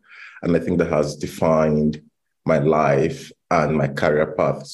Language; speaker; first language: English; non-native, local second language; Igbo